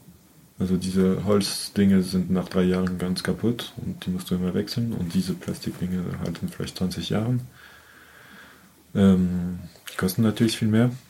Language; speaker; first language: German; non-native, fluent; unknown